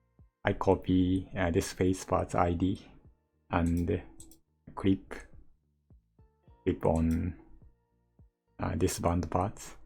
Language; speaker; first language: English; non-native, learner; Japanese